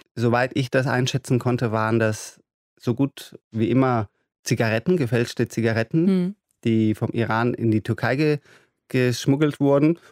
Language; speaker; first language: German; native; German